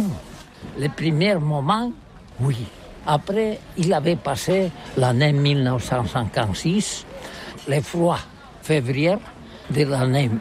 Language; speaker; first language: French; non-native, learner; Catalan